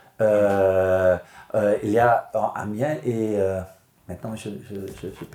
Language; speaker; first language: French; non-native, local second language; Dutch